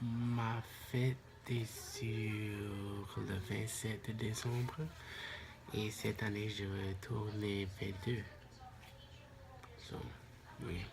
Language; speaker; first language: French; non-native, local second language; English